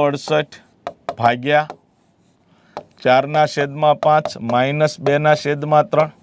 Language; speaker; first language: Gujarati; native; Gujarati